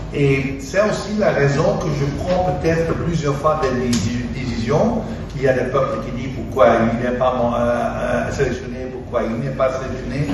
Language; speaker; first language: French; non-native, fluent; Dutch